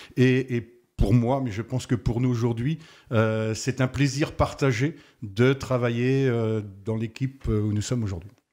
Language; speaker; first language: French; native; French